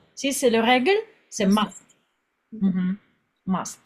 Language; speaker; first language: French; non-native, fluent; Russian